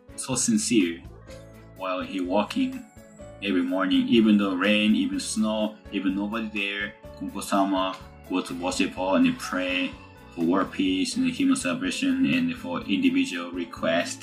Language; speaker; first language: English; non-native, fluent; Japanese